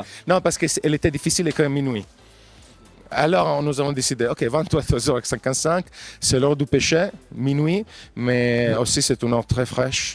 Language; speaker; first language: French; non-native, fluent; Italian